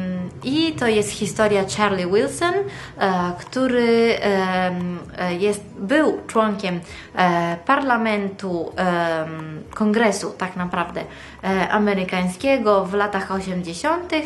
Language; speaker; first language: Polish; non-native, fluent; Italian